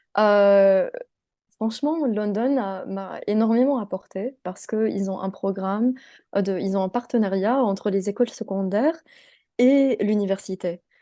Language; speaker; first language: French; non-native, local second language; English